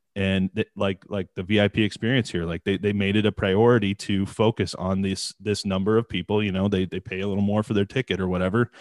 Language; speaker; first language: English; native; English